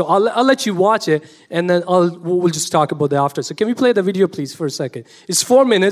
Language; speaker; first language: English; non-native, local second language; Punjabi